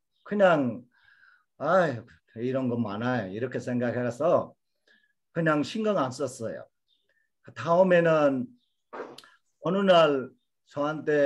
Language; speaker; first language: Korean; non-native, fluent; Bangla